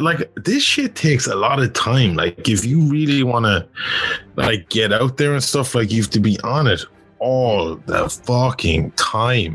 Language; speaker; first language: English; native; English